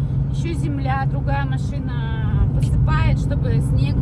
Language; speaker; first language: Russian; native; Russian